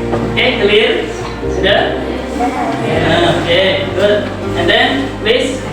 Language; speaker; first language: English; non-native, learner; Indonesian